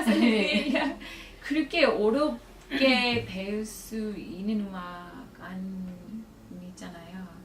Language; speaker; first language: Korean; non-native, fluent; English